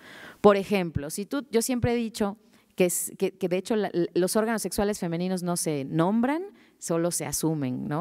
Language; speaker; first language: Spanish; native; Spanish